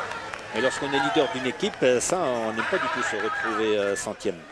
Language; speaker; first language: French; native; French